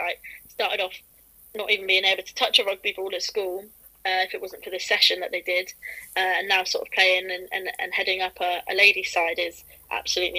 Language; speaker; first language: English; native; English